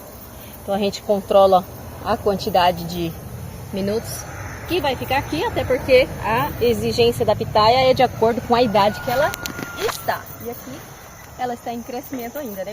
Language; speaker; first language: Portuguese; native; Portuguese